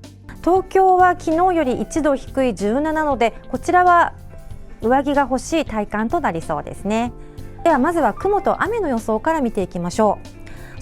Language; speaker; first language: Japanese; native; Japanese